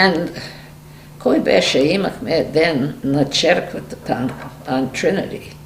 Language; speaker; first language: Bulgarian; early bilingual, heritage; Macedonian